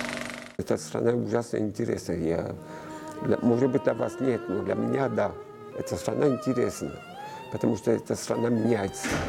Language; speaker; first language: Russian; early bilingual, heritage; Russian